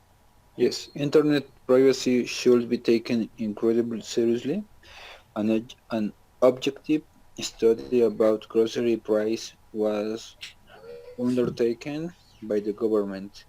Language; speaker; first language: English; non-native, learner; Spanish